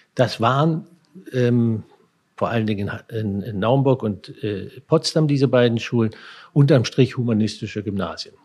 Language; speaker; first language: German; native; German